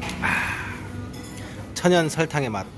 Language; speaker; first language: Korean; native; Korean